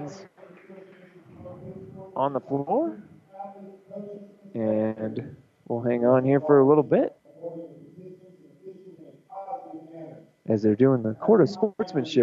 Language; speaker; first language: English; native; English